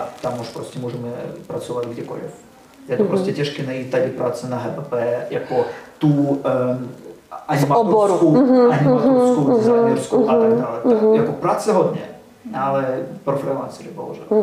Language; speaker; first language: Czech; non-native, learner; Russian